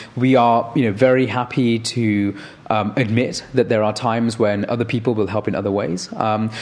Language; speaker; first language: English; native; English